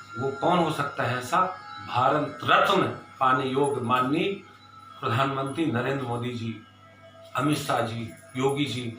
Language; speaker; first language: Hindi; native; Hindi